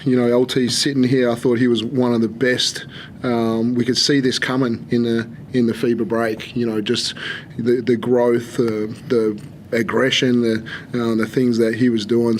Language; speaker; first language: English; native; English